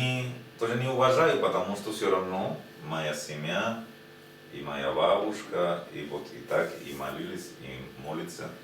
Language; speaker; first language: Russian; non-native, learner; Spanish